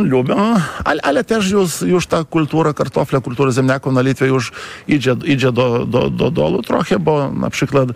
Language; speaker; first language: Polish; non-native, fluent; Lithuanian